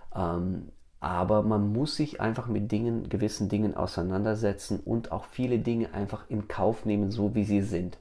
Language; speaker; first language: German; early bilingual, other home language; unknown